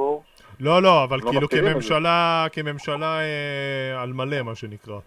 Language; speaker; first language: Hebrew; native; Hebrew